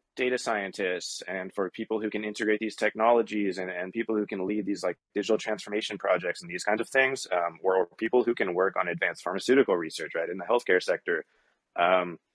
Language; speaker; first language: English; native; English